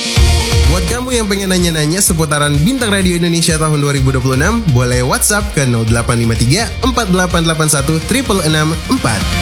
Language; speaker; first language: Indonesian; native; Indonesian